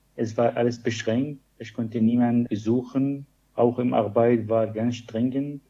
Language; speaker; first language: German; non-native, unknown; Arabic